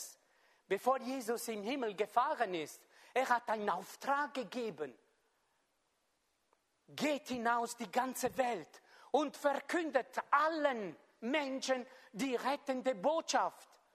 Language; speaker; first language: German; non-native, fluent; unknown